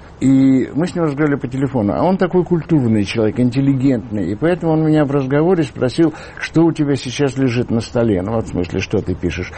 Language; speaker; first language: Russian; native; Russian